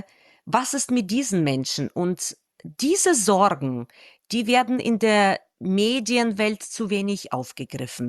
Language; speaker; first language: German; non-native, fluent; Russian